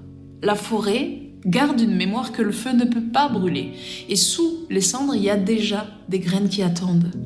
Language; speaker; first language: French; native; French